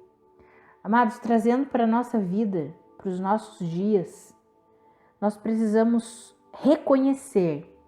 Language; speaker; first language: Portuguese; native; Portuguese